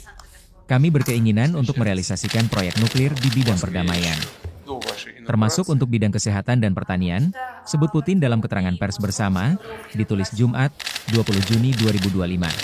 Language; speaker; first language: Indonesian; native; Indonesian